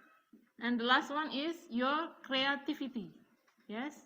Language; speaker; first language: English; non-native, learner; Indonesian